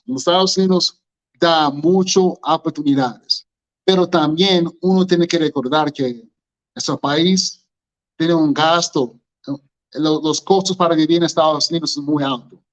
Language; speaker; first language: Spanish; non-native, learner; English